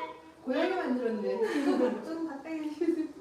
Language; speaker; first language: Korean; native; Korean